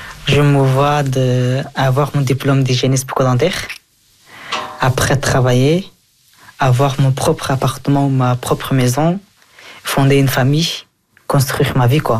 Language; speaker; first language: French; non-native, fluent; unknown